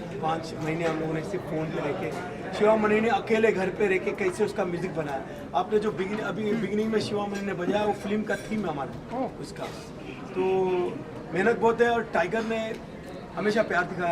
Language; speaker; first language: Hindi; native; Hindi